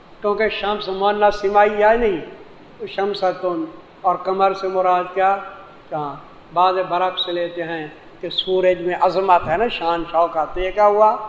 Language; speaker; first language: Urdu; non-native, local second language; Saraiki